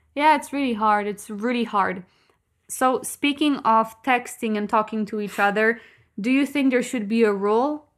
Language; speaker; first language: English; non-native, fluent; Polish